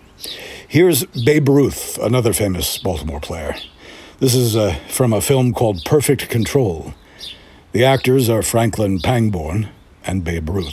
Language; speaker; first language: English; native; English